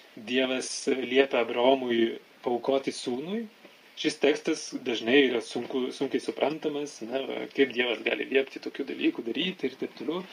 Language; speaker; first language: Lithuanian; non-native, fluent; French